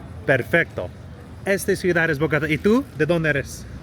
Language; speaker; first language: Spanish; non-native, learner; English